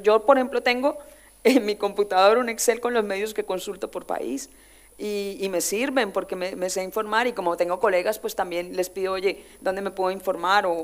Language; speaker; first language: Spanish; native; Spanish